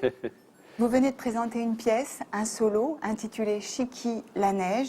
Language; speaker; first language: French; native; French